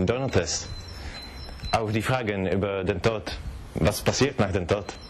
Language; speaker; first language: German; non-native, fluent; Czech